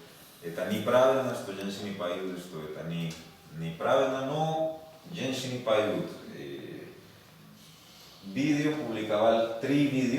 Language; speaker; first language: Russian; non-native, learner; Spanish